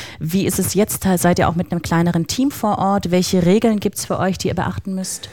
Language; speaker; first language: German; native; German